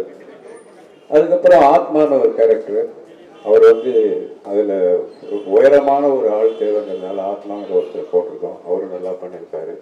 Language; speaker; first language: Tamil; native; Tamil